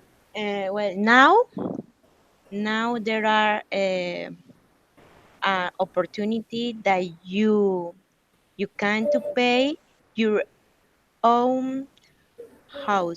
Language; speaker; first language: English; non-native, learner; Spanish